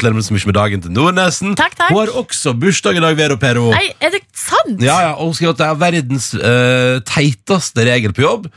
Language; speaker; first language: Norwegian; native; Norwegian